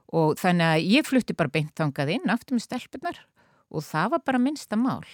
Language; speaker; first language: Icelandic; native; Icelandic